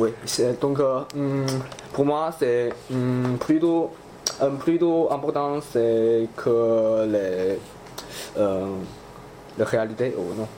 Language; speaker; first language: French; non-native, learner; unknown